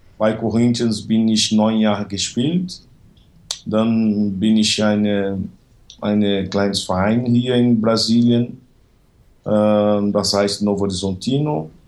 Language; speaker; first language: German; non-native, learner; Portuguese